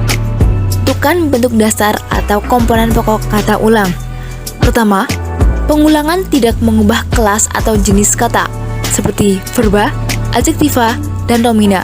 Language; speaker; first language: Indonesian; native; Indonesian